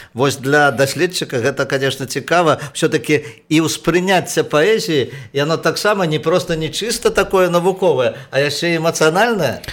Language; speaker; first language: Belarusian; native; Belarusian